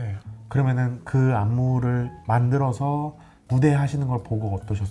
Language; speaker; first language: Korean; native; Korean